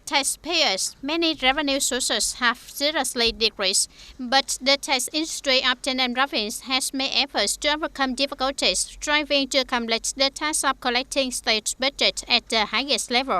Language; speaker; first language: English; non-native, fluent; Vietnamese